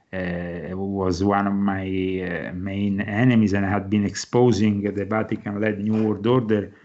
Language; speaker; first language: English; non-native, fluent; Italian